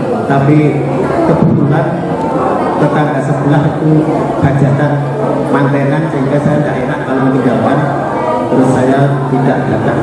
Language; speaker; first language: Indonesian; non-native, local second language; Javanese